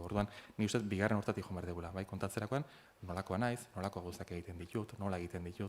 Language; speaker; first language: Basque; native; Basque